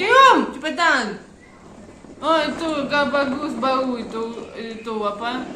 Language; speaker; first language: Indonesian; non-native, learner; Russian